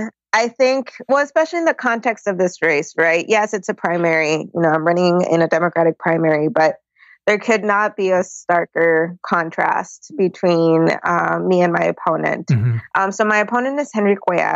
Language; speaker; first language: English; native; English